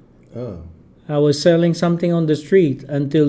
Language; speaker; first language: English; non-native, local second language; Filipino